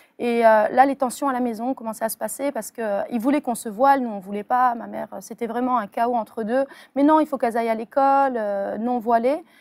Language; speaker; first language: French; early bilingual, other home language; Arabic